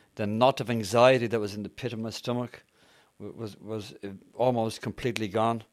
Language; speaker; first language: English; native; English